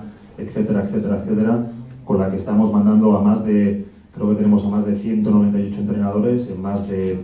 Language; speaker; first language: Spanish; native; Spanish